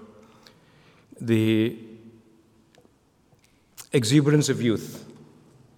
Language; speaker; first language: English; non-native, local second language; Bangla